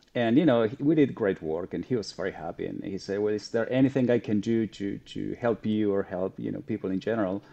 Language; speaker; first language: English; non-native, fluent; Spanish